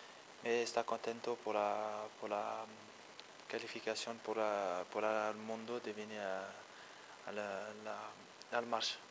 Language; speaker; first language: Spanish; non-native, learner; French